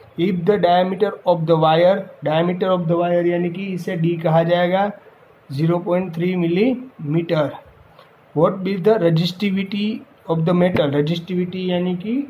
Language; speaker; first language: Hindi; non-native, local second language; Gujarati